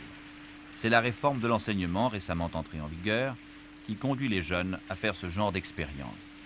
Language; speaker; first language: French; native; French